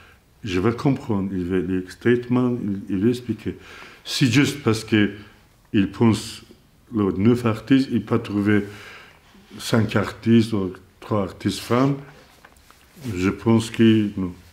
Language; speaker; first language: French; non-native, learner; Azerbaijani